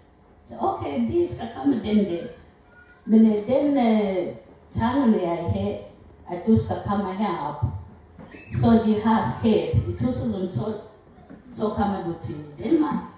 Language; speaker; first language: Danish; non-native, learner; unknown